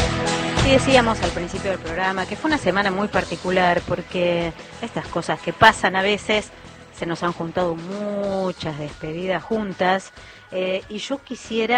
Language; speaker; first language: Spanish; native; Spanish